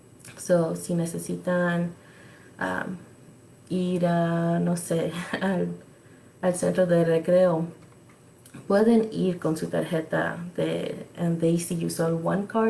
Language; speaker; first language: Spanish; early bilingual, other home language; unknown